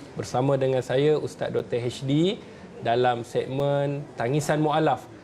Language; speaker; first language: Malay; native; Malay